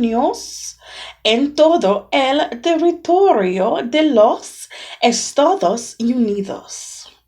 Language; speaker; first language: Spanish; non-native, learner; English